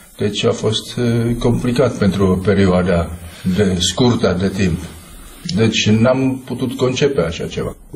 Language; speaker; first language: Romanian; non-native, fluent; Czech